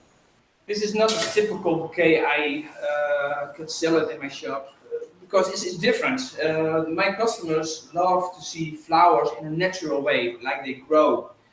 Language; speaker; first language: English; non-native, fluent; Dutch